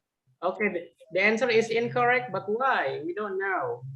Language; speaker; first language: English; non-native, fluent; Indonesian